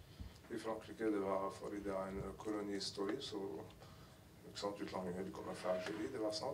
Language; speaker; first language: Norwegian; non-native, learner; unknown